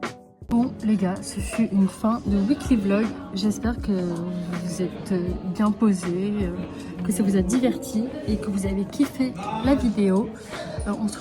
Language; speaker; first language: French; native; French